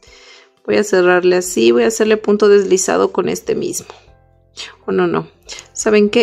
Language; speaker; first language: Spanish; native; Spanish